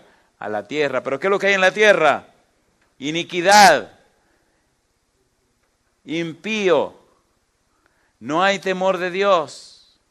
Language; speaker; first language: Spanish; native; Spanish